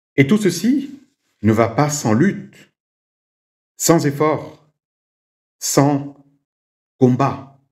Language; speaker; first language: French; non-native, local second language; Swahili